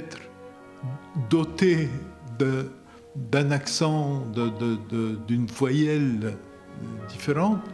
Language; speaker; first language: French; non-native, local second language; Arabic